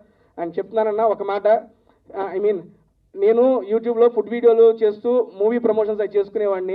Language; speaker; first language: Telugu; native; Telugu